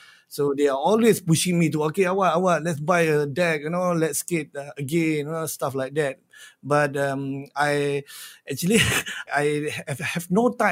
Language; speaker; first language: English; non-native, local second language; Malay